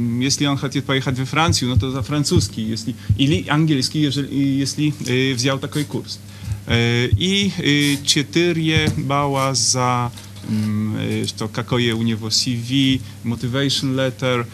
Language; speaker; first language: Russian; non-native, fluent; Polish